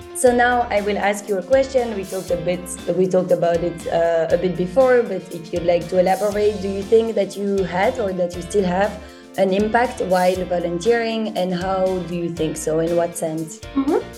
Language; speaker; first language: English; non-native, fluent; French